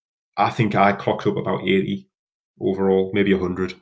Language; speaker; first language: English; native; English